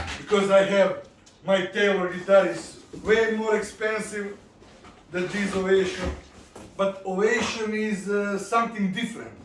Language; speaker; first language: English; non-native, learner; Italian